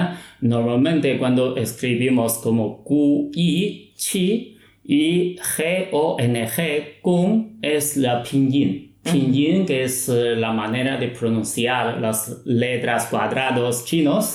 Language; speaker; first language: Spanish; non-native, fluent; Chinese